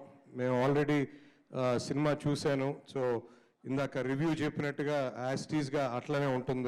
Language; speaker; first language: Telugu; native; Telugu